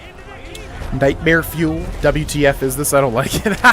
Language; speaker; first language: English; native; English